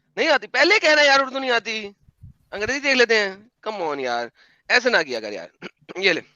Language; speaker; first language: Urdu; non-native, local second language; Punjabi